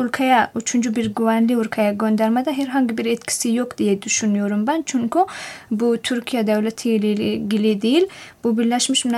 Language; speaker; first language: Turkish; non-native, fluent; Persian